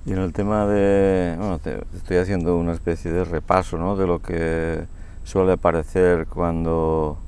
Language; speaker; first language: Spanish; non-native, local second language; Catalan